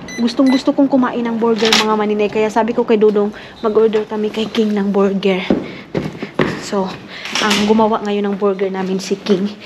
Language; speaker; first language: Filipino; non-native, local second language; Cebuano